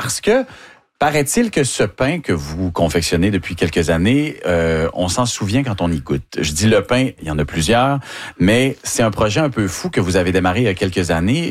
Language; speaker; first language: French; native; French